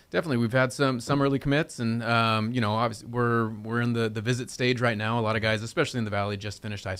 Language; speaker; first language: English; native; English